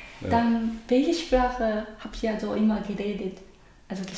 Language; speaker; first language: German; non-native, learner; Japanese